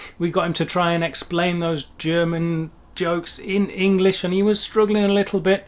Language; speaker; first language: English; native; English